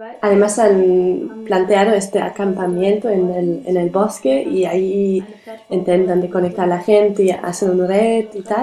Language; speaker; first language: Spanish; non-native, learner; German